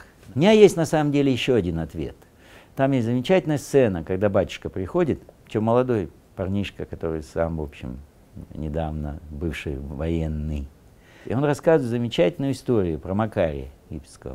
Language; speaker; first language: Russian; native; Russian